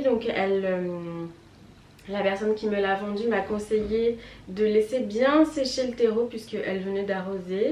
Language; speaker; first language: French; native; French